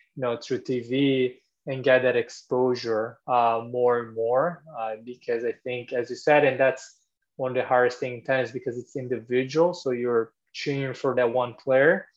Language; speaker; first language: English; non-native, fluent; Portuguese